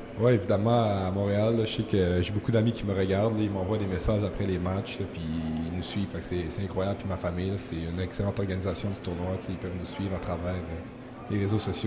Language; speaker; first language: French; early bilingual, heritage; French